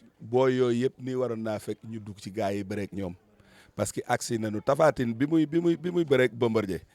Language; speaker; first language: Wolof; native; Wolof